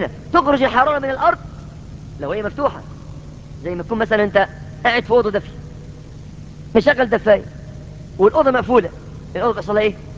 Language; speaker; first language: Arabic; native; Arabic